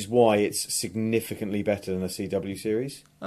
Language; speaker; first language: English; native; English